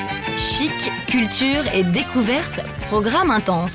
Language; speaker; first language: French; native; French